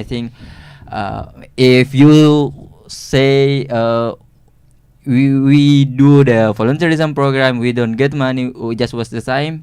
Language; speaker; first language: English; non-native, learner; Indonesian